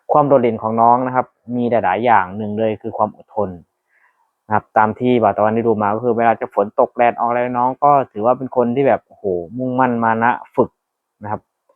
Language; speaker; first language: Thai; native; Thai